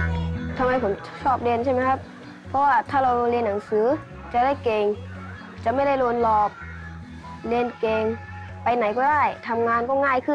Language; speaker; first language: Thai; early bilingual, other home language; Shan